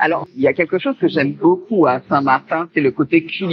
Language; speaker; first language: French; native; French